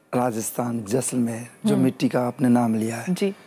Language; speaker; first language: Hindi; native; Hindi